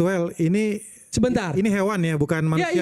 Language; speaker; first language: Indonesian; native; Indonesian